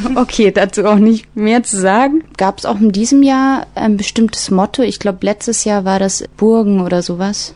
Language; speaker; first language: German; native; German